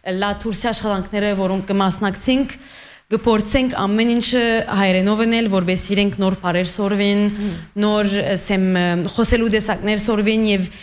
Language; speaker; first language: Armenian; early bilingual, heritage; Armenian